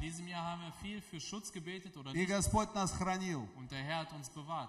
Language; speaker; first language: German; non-native, fluent; Russian